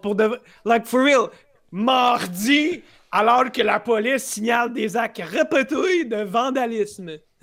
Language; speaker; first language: French; native; French